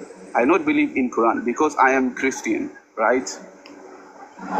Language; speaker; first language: English; non-native, learner; Amharic